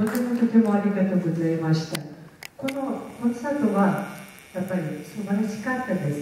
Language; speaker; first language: Japanese; non-native, learner; Russian